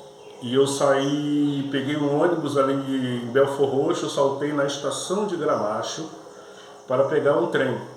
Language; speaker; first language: Portuguese; native; Portuguese